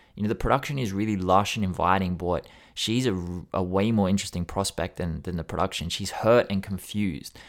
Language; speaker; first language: English; native; English